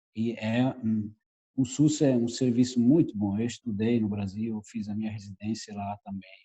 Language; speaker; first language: Portuguese; non-native, fluent; Italian